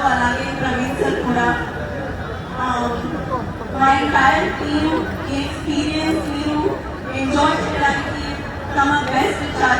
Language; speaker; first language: Telugu; non-native, learner; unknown